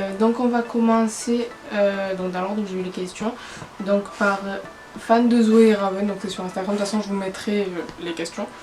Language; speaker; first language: French; native; French